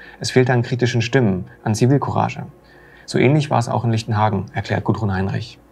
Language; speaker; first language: German; native; German